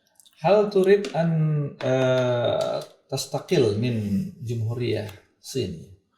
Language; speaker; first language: Arabic; non-native, fluent; Indonesian